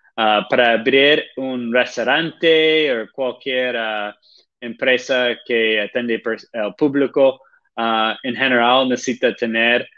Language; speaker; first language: Spanish; non-native, fluent; Portuguese